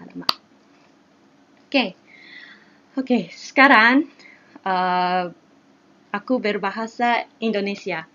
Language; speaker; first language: Indonesian; non-native, learner; Japanese